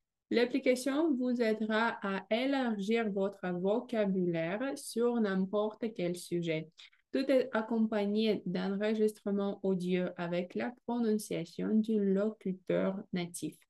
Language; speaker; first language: French; non-native, fluent; Russian